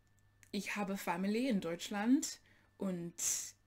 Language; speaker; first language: German; non-native, learner; English